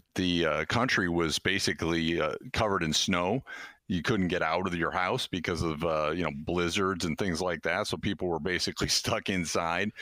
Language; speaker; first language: English; native; English